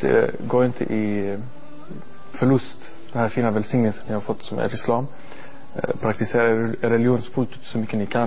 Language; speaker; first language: Swedish; non-native, learner; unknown